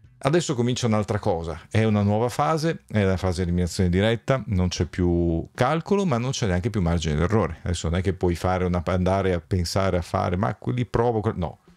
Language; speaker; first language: Italian; native; Italian